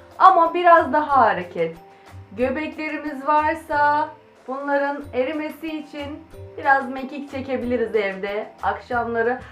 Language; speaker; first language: Turkish; native; Turkish